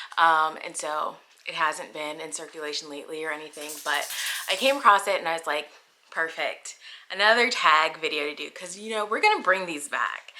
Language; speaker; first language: English; native; English